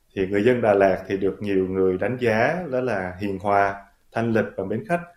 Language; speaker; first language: Vietnamese; native; Vietnamese